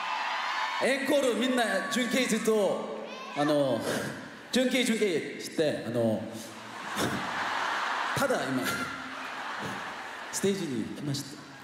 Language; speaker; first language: Japanese; non-native, learner; Korean